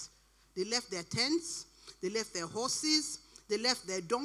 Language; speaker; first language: English; non-native, local second language; Yoruba